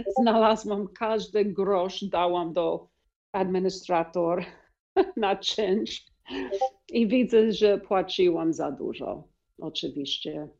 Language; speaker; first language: Polish; non-native, learner; English